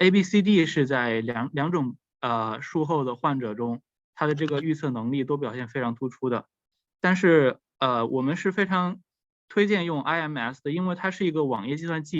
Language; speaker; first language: Chinese; native; Chinese